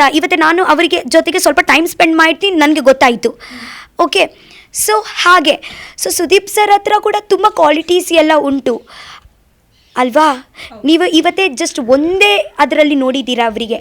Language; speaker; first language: Kannada; non-native, learner; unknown